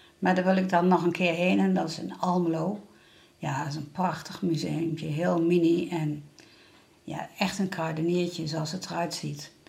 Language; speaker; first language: Dutch; native; Dutch